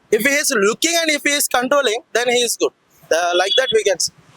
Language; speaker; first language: English; non-native, local second language; Telugu